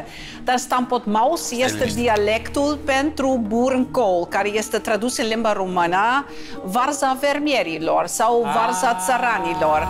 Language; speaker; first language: Romanian; non-native, fluent; Dutch